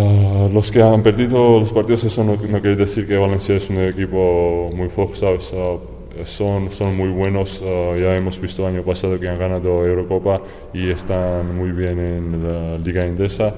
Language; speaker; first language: Spanish; non-native, fluent; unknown